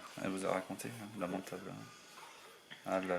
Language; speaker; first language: French; native; French